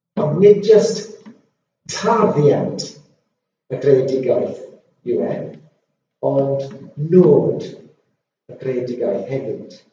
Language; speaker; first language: Welsh; non-native, local second language; English